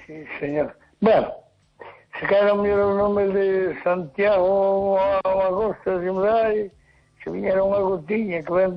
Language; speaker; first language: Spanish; non-native, local second language; Galician